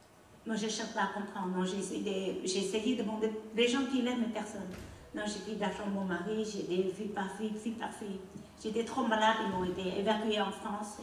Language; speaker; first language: French; non-native, learner; Khmer